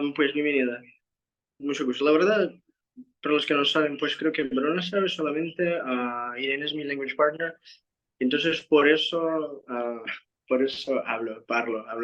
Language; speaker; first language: Spanish; non-native, fluent; Portuguese